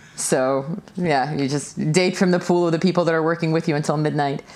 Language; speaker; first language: English; early bilingual, other home language; Russian